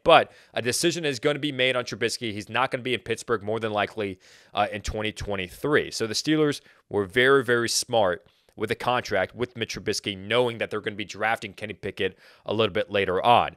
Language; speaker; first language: English; native; English